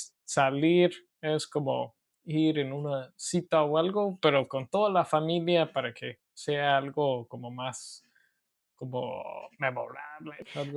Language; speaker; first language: Spanish; non-native, learner; English